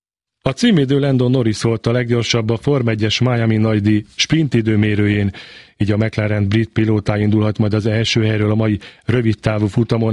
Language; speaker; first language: Hungarian; native; Hungarian